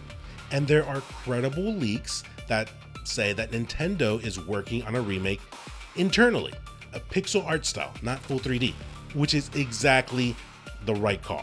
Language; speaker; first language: English; native; English